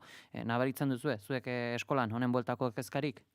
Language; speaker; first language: Basque; native; Basque